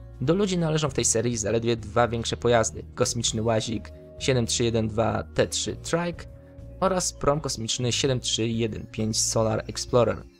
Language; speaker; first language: Polish; native; Polish